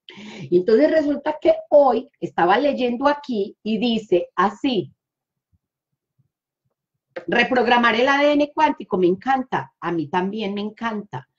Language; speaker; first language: Spanish; native; Spanish